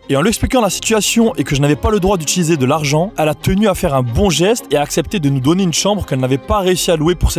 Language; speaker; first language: French; native; French